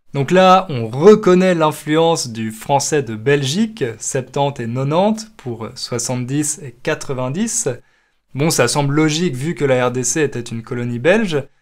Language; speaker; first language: French; native; French